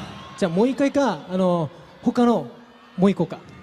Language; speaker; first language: Japanese; non-native, fluent; Korean